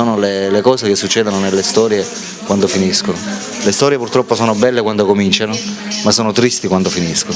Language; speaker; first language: Italian; native; Italian